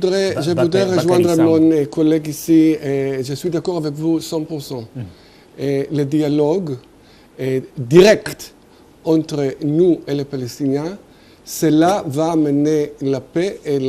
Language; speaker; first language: French; non-native, fluent; Hebrew